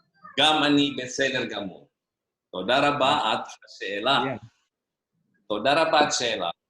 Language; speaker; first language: Hebrew; non-native, fluent; Indonesian